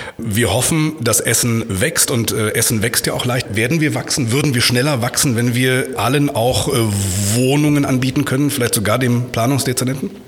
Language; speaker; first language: German; native; German